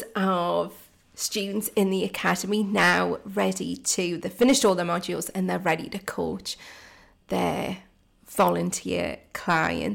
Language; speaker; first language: English; native; English